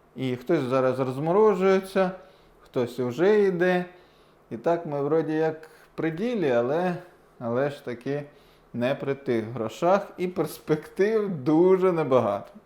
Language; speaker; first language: Ukrainian; non-native, local second language; Russian